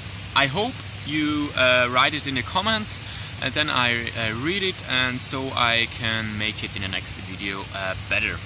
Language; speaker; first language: English; non-native, learner; German